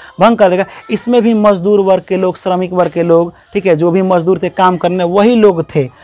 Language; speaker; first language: Hindi; native; Hindi